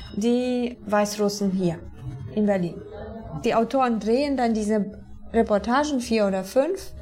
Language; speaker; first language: German; non-native, fluent; Polish